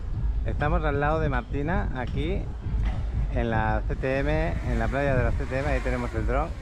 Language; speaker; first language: Spanish; native; Spanish